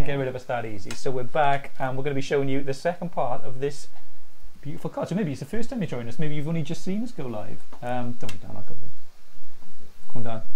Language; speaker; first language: English; native; English